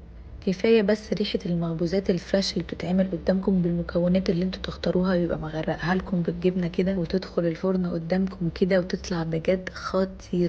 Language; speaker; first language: Arabic; native; Arabic